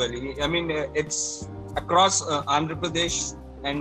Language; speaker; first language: English; non-native, local second language; Telugu